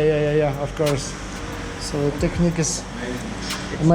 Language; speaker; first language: English; non-native, learner; Russian